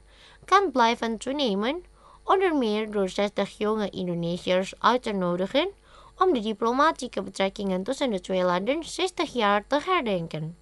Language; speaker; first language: Dutch; non-native, fluent; Indonesian